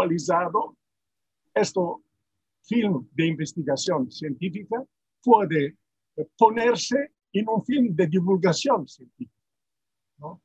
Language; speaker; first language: Spanish; non-native, fluent; Italian